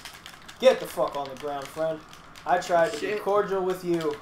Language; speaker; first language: English; native; English